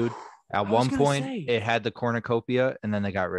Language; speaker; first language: English; native; English